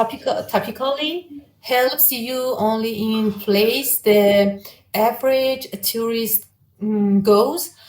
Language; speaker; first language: English; non-native, learner; Persian